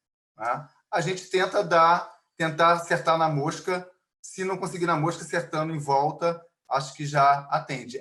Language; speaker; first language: Portuguese; native; Portuguese